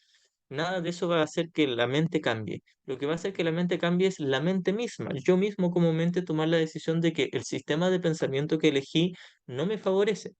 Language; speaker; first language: Spanish; native; Spanish